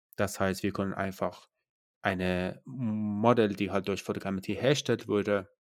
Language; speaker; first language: German; non-native, fluent; Persian